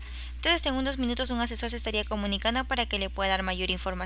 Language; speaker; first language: Spanish; native; Spanish